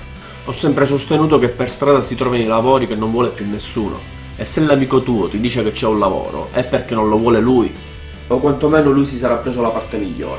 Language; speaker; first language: Italian; native; Italian